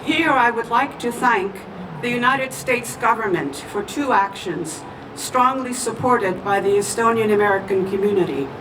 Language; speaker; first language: English; early bilingual, other home language; Estonian